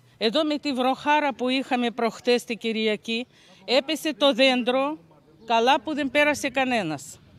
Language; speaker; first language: Greek; native; Greek